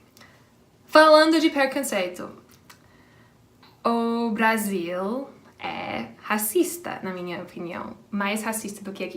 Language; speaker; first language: Portuguese; non-native, fluent; English